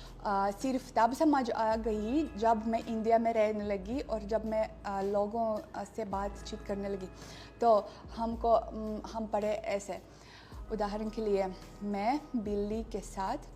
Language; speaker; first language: Hindi; non-native, fluent; Russian